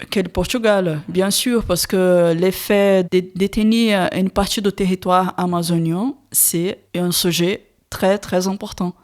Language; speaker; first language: French; non-native, fluent; Portuguese